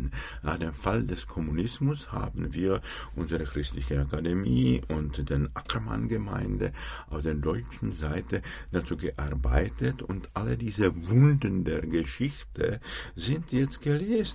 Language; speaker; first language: German; non-native, fluent; Czech